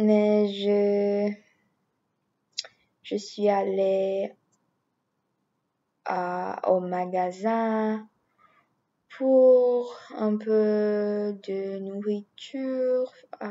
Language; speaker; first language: French; non-native, learner; English